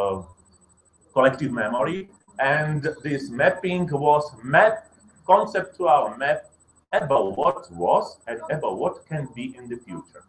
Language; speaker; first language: English; non-native, learner; Slovak